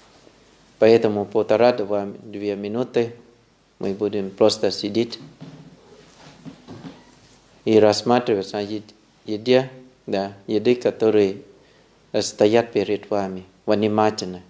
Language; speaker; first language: Russian; non-native, fluent; Thai